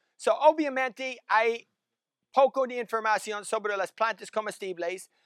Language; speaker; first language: Spanish; non-native, learner; English